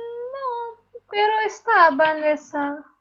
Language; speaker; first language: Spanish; non-native, learner; Portuguese